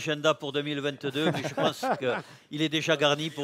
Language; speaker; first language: French; native; French